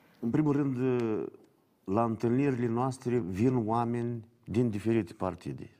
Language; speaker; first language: Romanian; native; Romanian